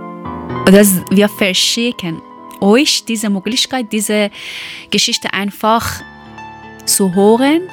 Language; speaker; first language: German; non-native, learner; Persian